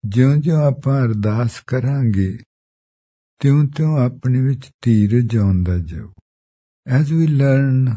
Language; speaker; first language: Punjabi; native; Punjabi